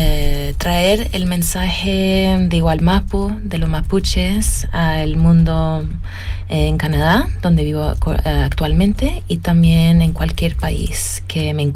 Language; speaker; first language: Spanish; early bilingual, heritage; Spanish